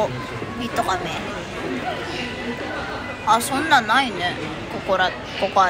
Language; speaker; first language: Japanese; early bilingual, other home language; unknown